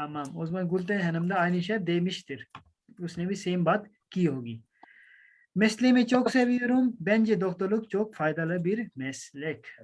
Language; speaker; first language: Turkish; non-native, fluent; Urdu